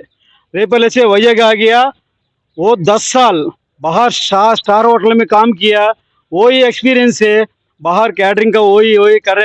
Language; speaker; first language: Hindi; non-native, local second language; Telugu